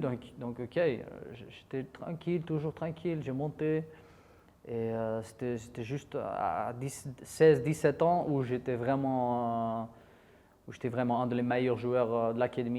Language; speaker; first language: French; non-native, fluent; Dutch